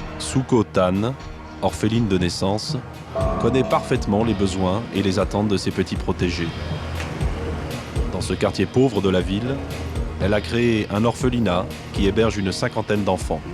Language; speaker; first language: French; native; French